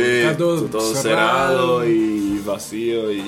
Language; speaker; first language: Spanish; non-native, fluent; Slovak